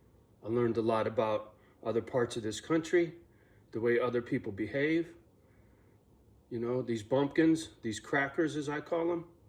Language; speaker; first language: English; native; English